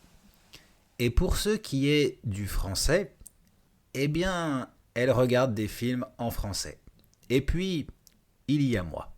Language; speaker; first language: French; native; French